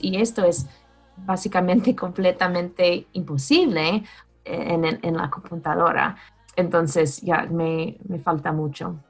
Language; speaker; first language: Spanish; non-native, fluent; English